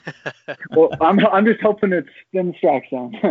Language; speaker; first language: English; native; English